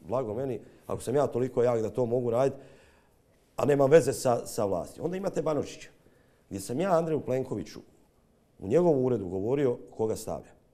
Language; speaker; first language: Croatian; native; Croatian